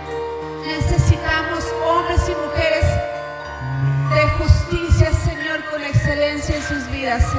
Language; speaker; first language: Spanish; native; Spanish